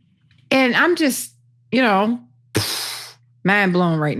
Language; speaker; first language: English; native; English